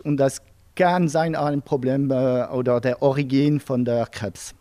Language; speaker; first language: German; non-native, local second language; French